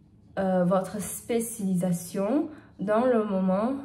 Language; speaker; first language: French; non-native, learner; Portuguese